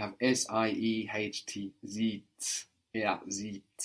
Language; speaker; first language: German; non-native, fluent; English